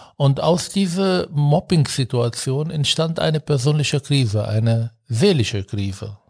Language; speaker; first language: German; non-native, fluent; Arabic